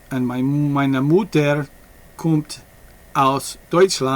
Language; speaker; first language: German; non-native, learner; English